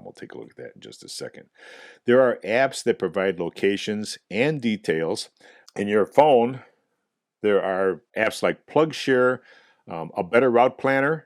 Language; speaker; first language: English; native; English